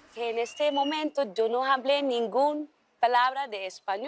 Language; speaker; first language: Spanish; non-native, learner; Dutch